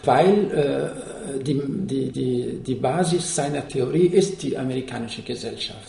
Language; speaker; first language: German; non-native, fluent; Arabic